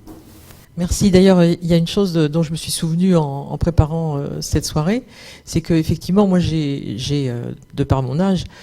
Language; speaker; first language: French; native; French